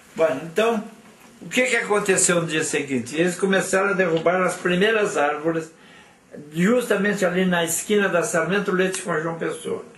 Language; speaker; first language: Portuguese; native; Portuguese